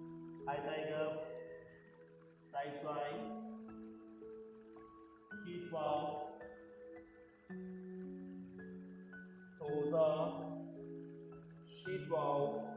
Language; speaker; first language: Vietnamese; non-native, learner; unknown